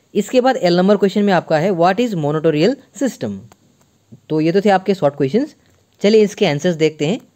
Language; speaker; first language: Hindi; non-native, local second language; Assamese